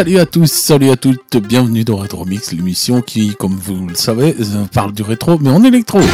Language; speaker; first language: French; native; French